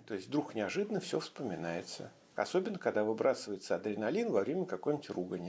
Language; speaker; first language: Russian; native; Russian